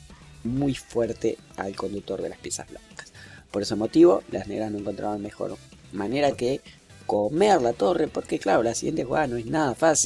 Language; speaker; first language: Spanish; native; Spanish